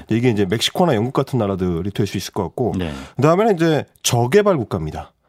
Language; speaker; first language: Korean; native; Korean